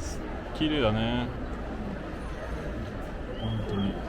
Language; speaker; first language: Japanese; non-native, learner; French